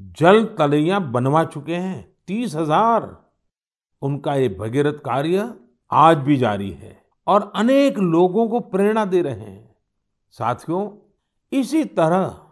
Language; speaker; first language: Hindi; non-native, local second language; Gujarati